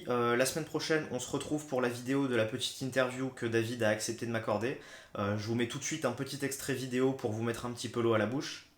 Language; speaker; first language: French; native; French